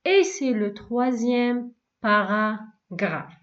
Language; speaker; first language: French; non-native, local second language; Arabic